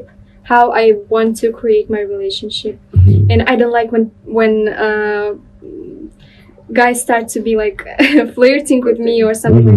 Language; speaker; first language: English; non-native, learner; Russian